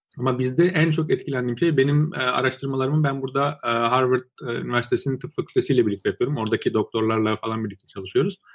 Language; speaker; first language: Turkish; early bilingual, other home language; Azerbaijani